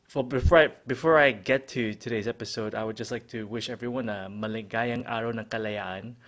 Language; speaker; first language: English; non-native, local second language; Filipino